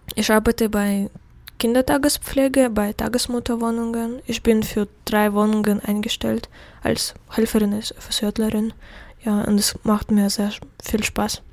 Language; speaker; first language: German; non-native, fluent; Russian